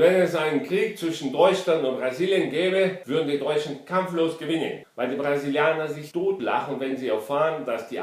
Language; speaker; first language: German; non-native, fluent; Portuguese